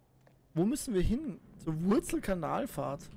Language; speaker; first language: German; native; German